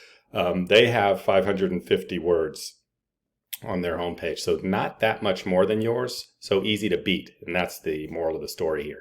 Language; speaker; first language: English; native; English